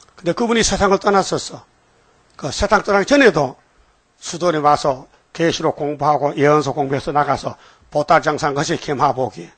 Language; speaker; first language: Korean; native; Korean